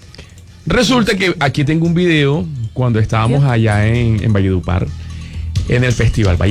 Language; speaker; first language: Spanish; native; Spanish